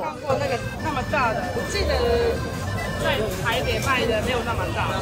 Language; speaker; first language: Chinese; non-native, learner; Japanese